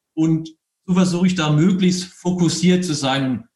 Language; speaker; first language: German; native; German